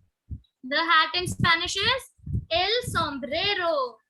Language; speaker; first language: Spanish; non-native, learner; Hindi